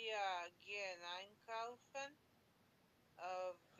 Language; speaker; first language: German; non-native, learner; Macedonian